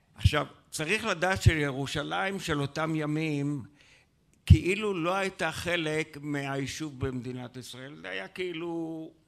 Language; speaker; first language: Hebrew; native; Hebrew